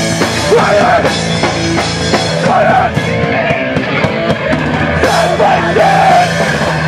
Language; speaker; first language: Spanish; non-native, learner; French